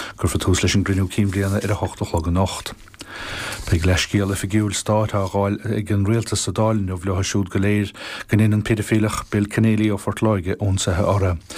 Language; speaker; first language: Irish; native; Irish